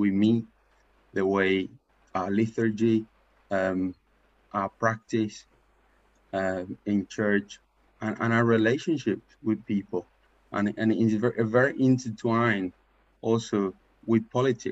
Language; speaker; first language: English; non-native, fluent; Spanish